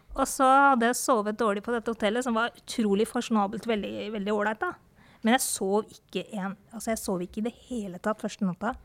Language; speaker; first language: Norwegian; early bilingual, other home language; Urdu